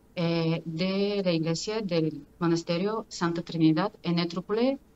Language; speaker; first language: Spanish; non-native, fluent; Bulgarian